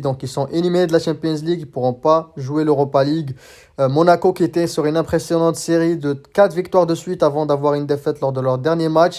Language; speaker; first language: French; native; French